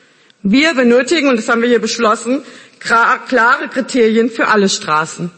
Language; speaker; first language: German; native; German